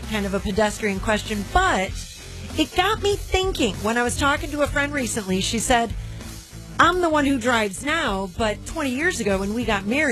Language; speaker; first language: English; native; English